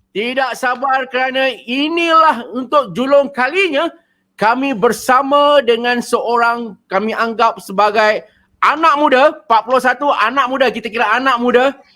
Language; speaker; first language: Malay; native; Malay